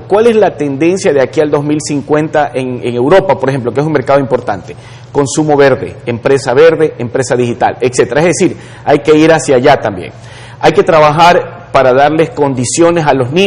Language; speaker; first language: Spanish; native; Spanish